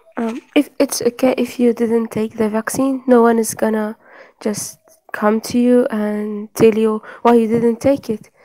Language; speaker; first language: English; non-native, fluent; Arabic